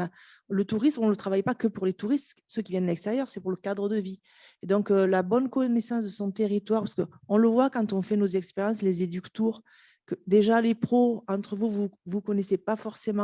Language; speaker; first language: French; native; French